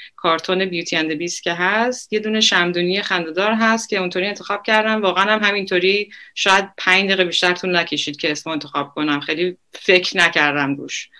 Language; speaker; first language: Persian; native; Persian